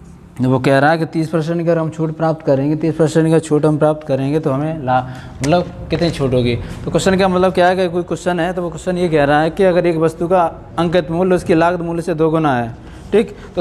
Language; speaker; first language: Hindi; native; Hindi